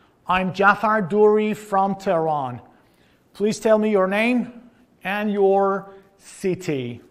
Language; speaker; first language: English; non-native, fluent; Persian